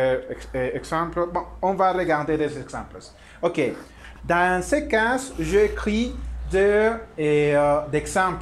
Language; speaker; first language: French; non-native, learner; Spanish